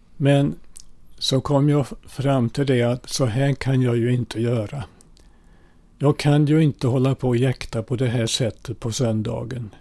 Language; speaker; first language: Swedish; early bilingual, other home language; Finnish